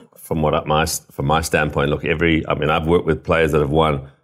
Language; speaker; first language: English; native; English